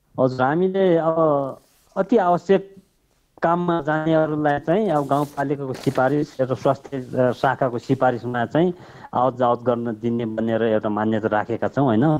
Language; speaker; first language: Nepali; non-native, local second language; Tibetan